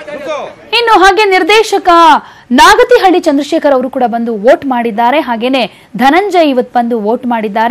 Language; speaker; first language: Kannada; native; Kannada